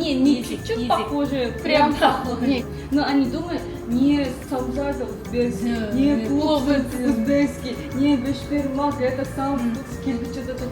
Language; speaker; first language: Russian; non-native, learner; Korean